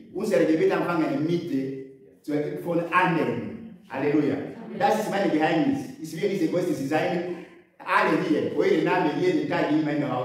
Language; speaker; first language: German; non-native, learner; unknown